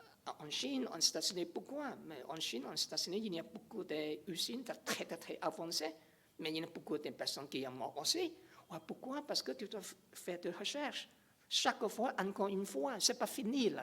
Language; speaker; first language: French; non-native, learner; English